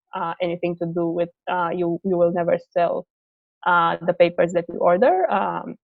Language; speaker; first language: English; non-native, fluent; Romanian